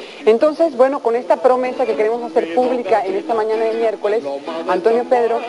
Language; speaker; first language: Spanish; native; Spanish